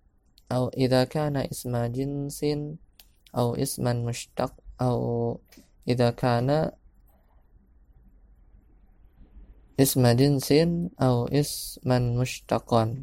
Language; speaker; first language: Arabic; non-native, fluent; Indonesian